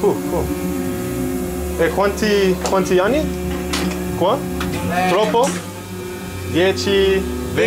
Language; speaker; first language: Italian; non-native, learner; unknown